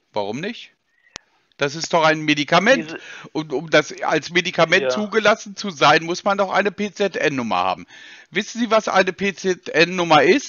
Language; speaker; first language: German; native; German